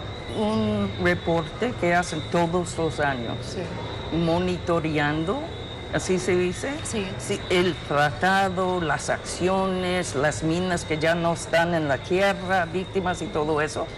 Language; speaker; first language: Spanish; non-native, fluent; English